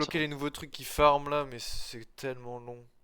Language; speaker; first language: French; native; French